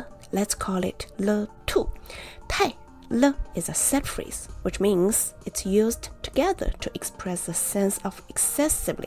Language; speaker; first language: English; non-native, fluent; Chinese